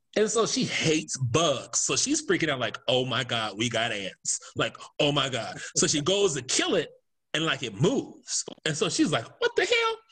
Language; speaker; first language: English; native; English